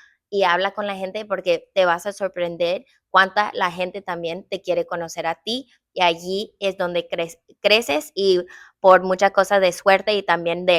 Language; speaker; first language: Spanish; early bilingual, heritage; English